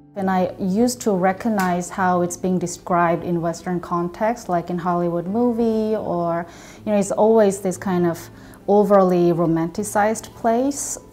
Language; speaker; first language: English; non-native, fluent; Korean